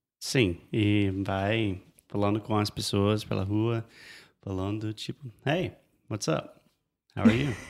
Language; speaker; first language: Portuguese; non-native, fluent; English